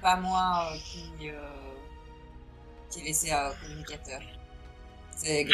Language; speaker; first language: French; native; French